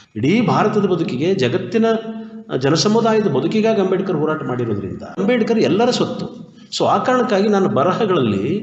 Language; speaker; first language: Kannada; native; Kannada